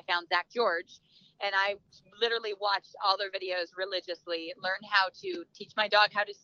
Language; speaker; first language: English; native; English